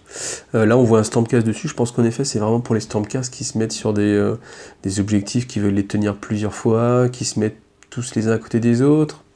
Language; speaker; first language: French; native; French